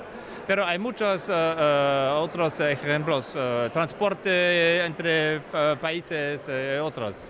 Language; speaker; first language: Spanish; non-native, fluent; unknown